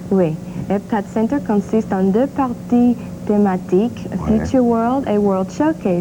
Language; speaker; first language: French; non-native, learner; English